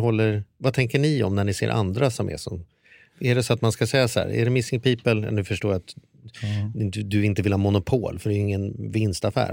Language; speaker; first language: Swedish; native; Swedish